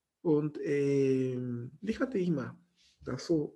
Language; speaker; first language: German; non-native, fluent; Spanish